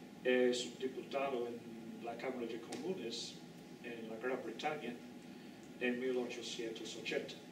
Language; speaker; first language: Spanish; non-native, fluent; English